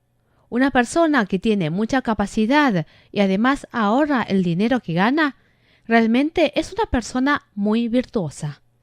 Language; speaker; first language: Spanish; non-native, fluent; Chinese